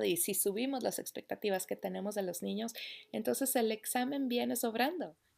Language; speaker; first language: Spanish; native; Spanish